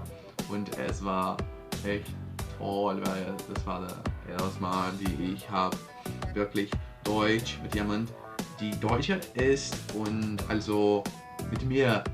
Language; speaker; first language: German; non-native, learner; Portuguese